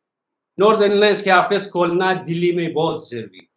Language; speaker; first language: Hindi; non-native, learner; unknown